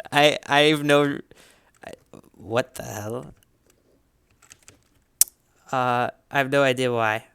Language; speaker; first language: English; native; English